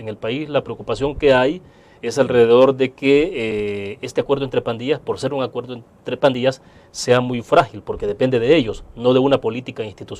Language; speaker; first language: Spanish; native; Spanish